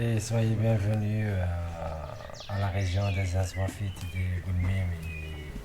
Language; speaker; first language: French; non-native, local second language; Arabic